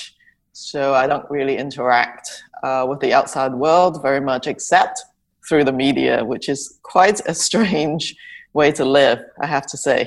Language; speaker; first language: English; native; English